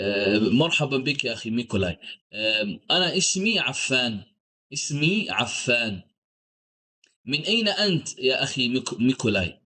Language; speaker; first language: Arabic; non-native, fluent; English